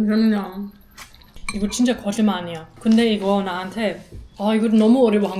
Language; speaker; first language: Korean; non-native, learner; German